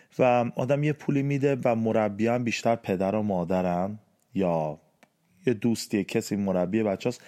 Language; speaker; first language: Persian; early bilingual, heritage; Persian